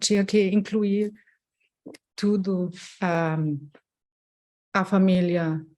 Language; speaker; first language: Portuguese; non-native, fluent; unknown